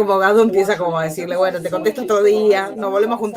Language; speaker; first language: Spanish; native; Spanish